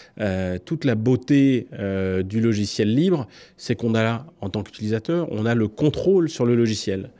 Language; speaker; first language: French; native; French